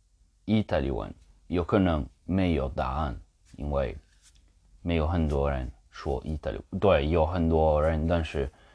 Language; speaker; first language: Chinese; non-native, learner; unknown